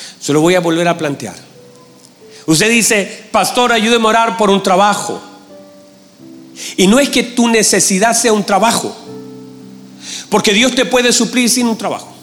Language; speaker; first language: Spanish; native; Spanish